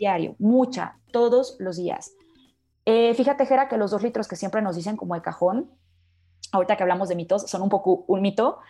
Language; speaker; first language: Spanish; native; Spanish